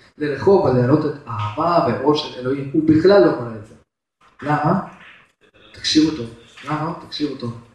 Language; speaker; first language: Hebrew; non-native, fluent; Russian